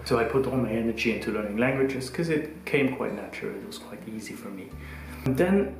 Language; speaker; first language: English; non-native, fluent; Swiss German